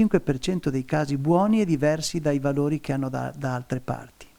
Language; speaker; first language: Italian; native; Italian